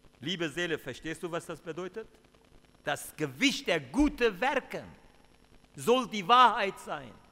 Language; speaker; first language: German; non-native, fluent; Kurdish